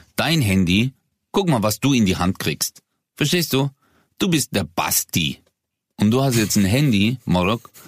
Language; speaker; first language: German; early bilingual, other home language; Turkish